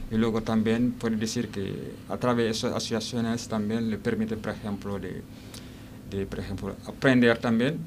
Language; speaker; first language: Spanish; non-native, learner; Wolof